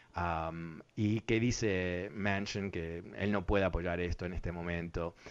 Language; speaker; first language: Spanish; early bilingual, other home language; English